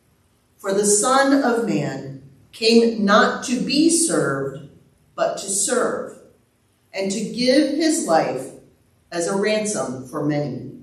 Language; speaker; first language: English; native; English